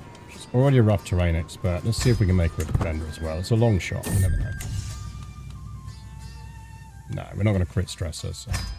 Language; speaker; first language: English; native; English